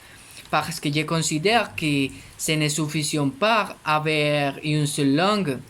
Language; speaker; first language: French; non-native, learner; Spanish